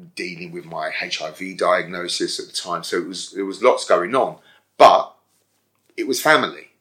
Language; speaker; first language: English; native; English